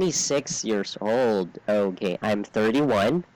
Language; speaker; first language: English; non-native, fluent; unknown